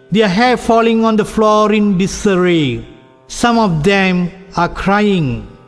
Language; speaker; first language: English; non-native, local second language; Tamil